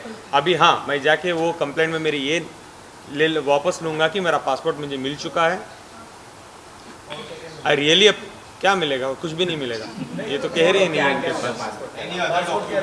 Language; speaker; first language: Hindi; native; Hindi